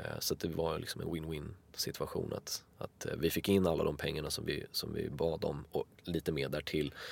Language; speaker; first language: Swedish; early bilingual, other home language; Greek